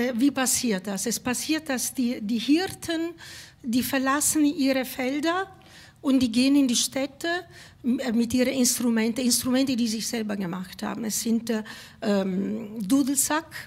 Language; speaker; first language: German; non-native, fluent; Italian